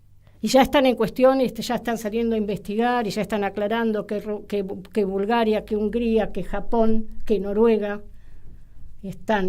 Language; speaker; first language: Spanish; native; Spanish